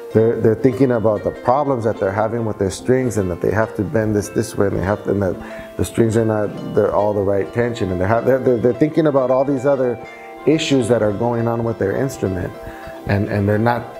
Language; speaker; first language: English; native; English